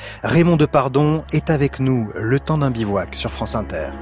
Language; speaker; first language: French; native; French